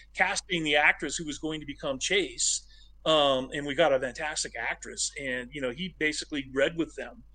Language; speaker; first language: English; native; English